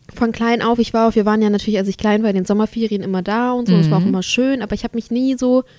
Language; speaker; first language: German; non-native, local second language; Macedonian